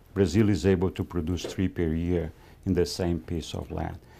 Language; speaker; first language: English; non-native, fluent; Spanish